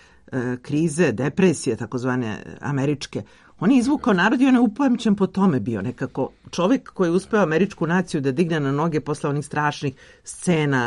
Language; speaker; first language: Serbian; native; Serbian